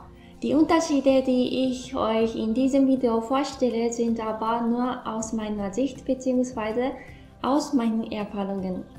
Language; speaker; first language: German; non-native, fluent; Japanese